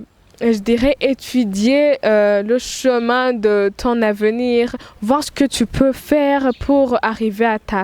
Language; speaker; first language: French; non-native, local second language; Rundi